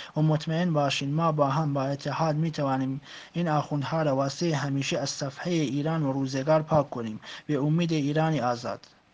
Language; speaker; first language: Persian; non-native, local second language; Kurdish